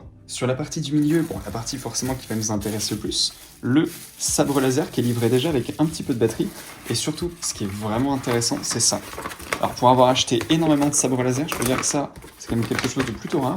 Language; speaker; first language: French; native; French